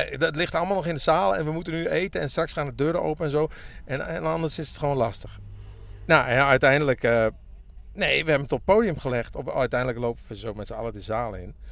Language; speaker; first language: Dutch; non-native, local second language; Western Frisian